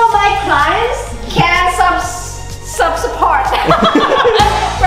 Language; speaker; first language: English; non-native, learner; Thai